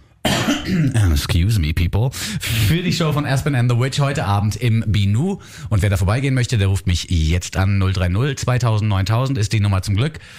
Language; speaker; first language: German; native; German